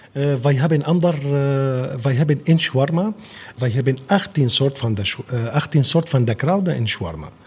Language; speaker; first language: Dutch; non-native, learner; Arabic